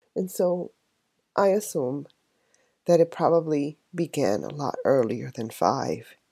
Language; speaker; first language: English; native; English